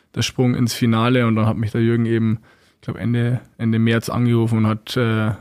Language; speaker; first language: German; native; German